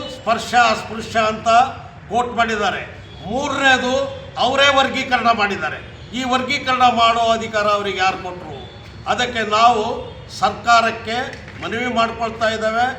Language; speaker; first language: Kannada; non-native, local second language; Lambadi